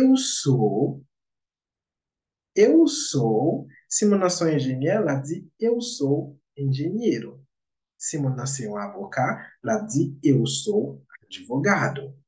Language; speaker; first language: Portuguese; non-native, learner; Haitian Creole